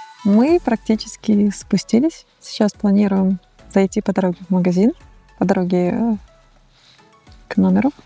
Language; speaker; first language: Russian; native; Russian